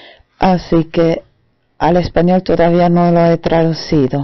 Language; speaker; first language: Spanish; non-native, fluent; German